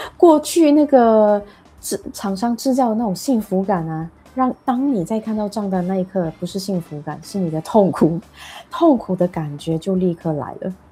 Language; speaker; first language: Chinese; native; Chinese